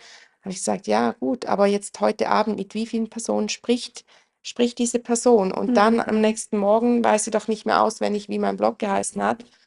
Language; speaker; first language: German; native; German